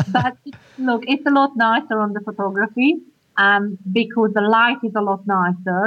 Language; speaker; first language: English; non-native, fluent; Hungarian